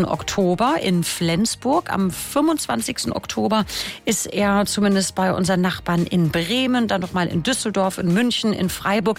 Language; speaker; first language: German; native; German